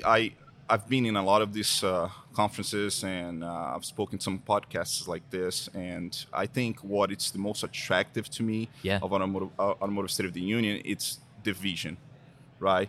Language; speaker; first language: English; non-native, fluent; Portuguese